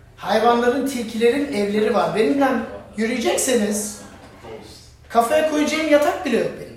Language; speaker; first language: Turkish; non-native, fluent; German